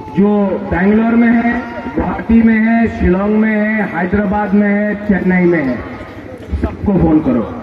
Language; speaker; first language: Hindi; non-native, local second language; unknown